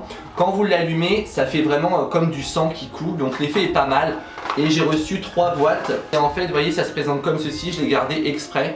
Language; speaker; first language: French; native; French